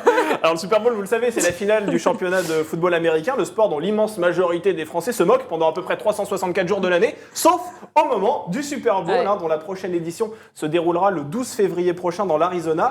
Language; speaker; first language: French; native; French